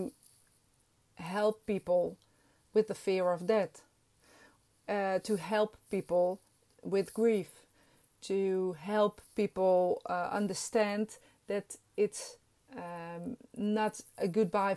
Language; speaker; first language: English; non-native, fluent; Dutch